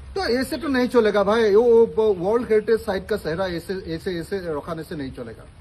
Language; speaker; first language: Hindi; non-native, local second language; Assamese